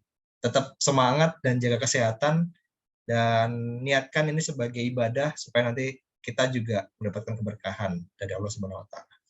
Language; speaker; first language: Indonesian; native; Indonesian